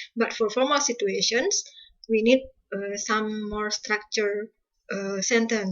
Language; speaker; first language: English; non-native, fluent; Indonesian